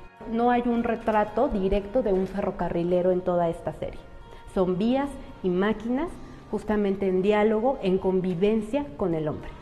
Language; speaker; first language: Spanish; native; Spanish